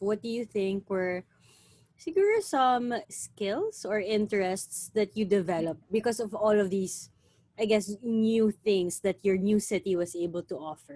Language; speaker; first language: English; non-native, local second language; Filipino